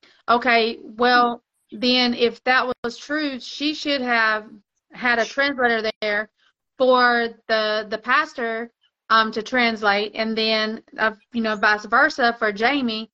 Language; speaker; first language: English; native; English